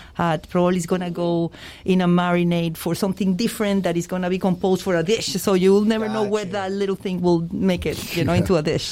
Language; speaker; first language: English; non-native, fluent; Spanish